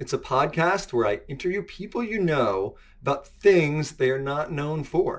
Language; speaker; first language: English; native; English